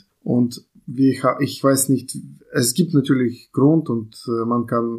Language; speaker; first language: German; non-native, fluent; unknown